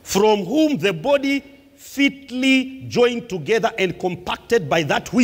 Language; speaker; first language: English; non-native, local second language; Swahili